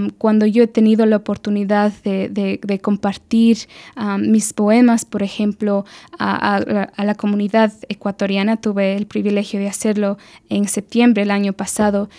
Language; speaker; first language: Spanish; early bilingual, heritage; Spanish